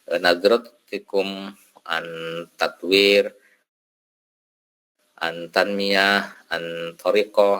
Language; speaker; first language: Arabic; non-native, fluent; Indonesian